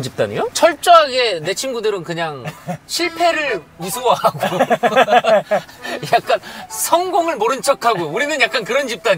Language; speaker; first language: Korean; native; Korean